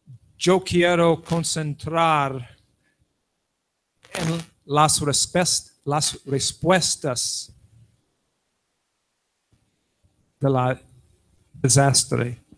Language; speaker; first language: Spanish; non-native, learner; English